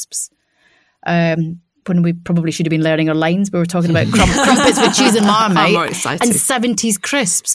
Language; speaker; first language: English; native; English